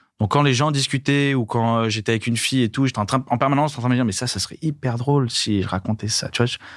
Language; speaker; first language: French; native; French